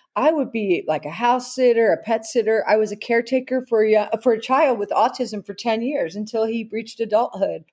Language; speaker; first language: English; native; English